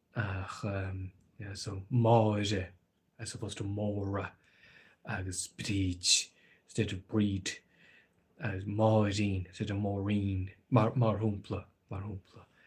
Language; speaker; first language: Irish; native; Irish